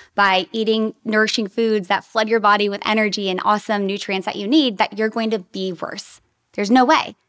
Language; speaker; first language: English; native; English